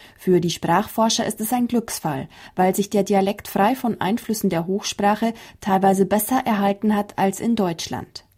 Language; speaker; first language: German; native; German